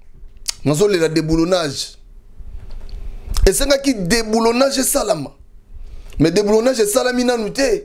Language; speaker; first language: French; non-native, local second language; Lingala